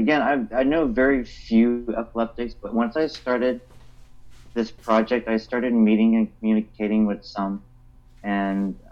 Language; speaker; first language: English; native; English